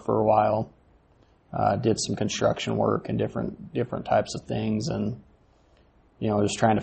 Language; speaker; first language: English; native; English